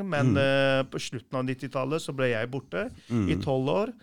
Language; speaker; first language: Norwegian; early bilingual, other home language; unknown